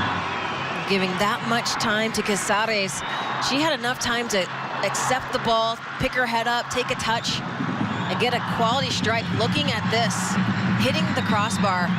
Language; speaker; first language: English; native; English